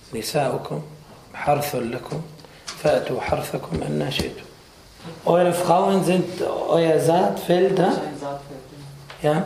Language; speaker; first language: German; non-native, fluent; Arabic